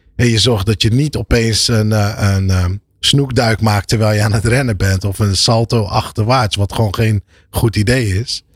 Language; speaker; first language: Dutch; early bilingual, other home language; Arabic